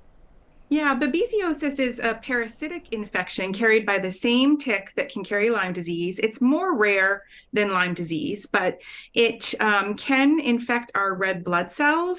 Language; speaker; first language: English; native; English